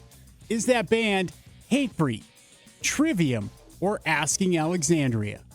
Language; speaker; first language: English; native; English